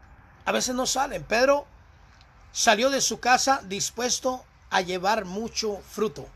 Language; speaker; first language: Spanish; native; Spanish